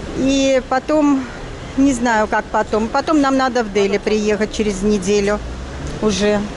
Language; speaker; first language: Russian; native; Russian